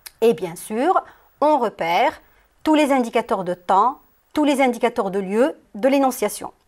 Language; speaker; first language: French; non-native, local second language; Arabic